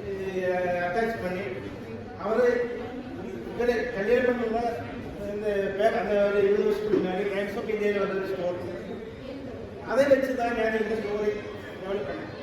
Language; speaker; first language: Tamil; non-native, learner; Malayalam